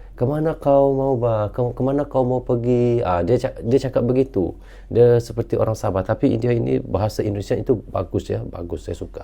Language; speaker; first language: Malay; native; Malay